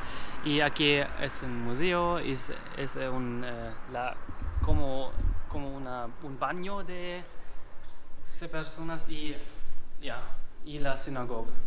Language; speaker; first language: Spanish; non-native, learner; German